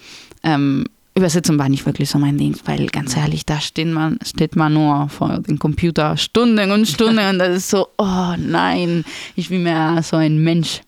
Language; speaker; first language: German; non-native, fluent; Spanish